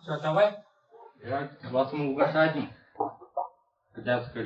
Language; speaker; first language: Russian; non-native, fluent; Chinese